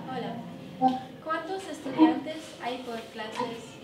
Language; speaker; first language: Spanish; non-native, learner; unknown